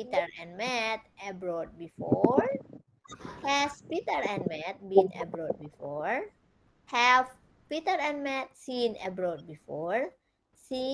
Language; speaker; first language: English; non-native, fluent; Indonesian